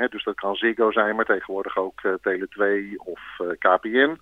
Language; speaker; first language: Dutch; native; Dutch